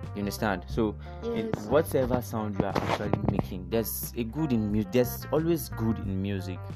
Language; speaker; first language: English; non-native, local second language; Igbo